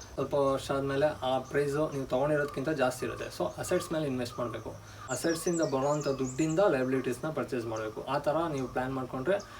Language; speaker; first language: Kannada; native; Kannada